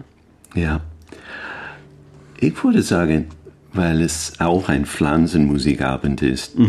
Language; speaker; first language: German; non-native, learner; English